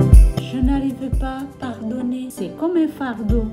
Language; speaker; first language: French; non-native, local second language; Kinyarwanda